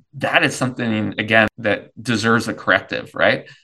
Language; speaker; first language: English; native; English